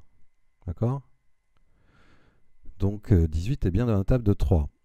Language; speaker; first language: French; native; French